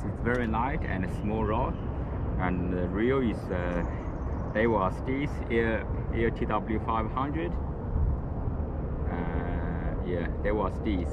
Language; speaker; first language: English; non-native, learner; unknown